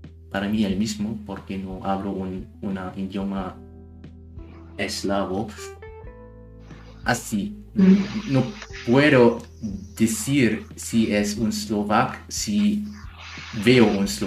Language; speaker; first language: Spanish; non-native, learner; German